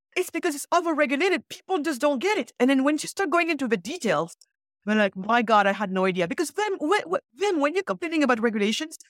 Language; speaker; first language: English; early bilingual, other home language; Wolof